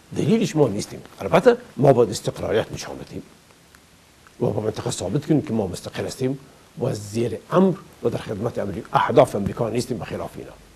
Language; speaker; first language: Persian; native; Persian